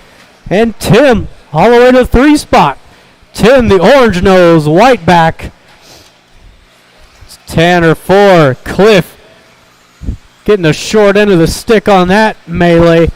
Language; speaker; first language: English; native; English